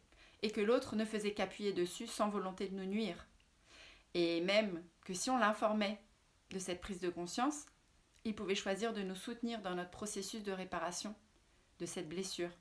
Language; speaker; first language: French; native; French